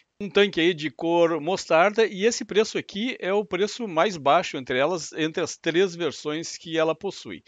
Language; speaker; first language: Portuguese; native; Portuguese